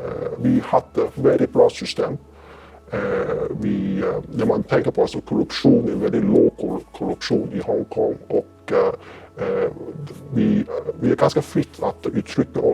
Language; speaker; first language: Swedish; non-native, fluent; Cantonese